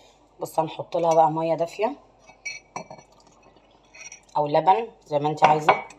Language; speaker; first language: Arabic; native; Arabic